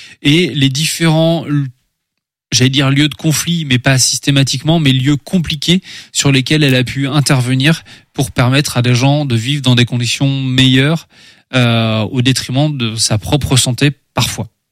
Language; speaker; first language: French; native; French